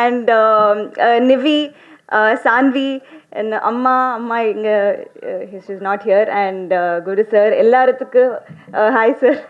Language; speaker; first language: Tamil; non-native, learner; Telugu